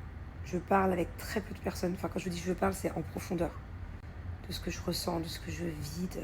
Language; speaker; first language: French; native; French